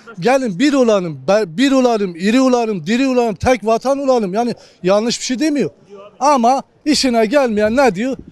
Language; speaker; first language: Turkish; non-native, local second language; Kurdish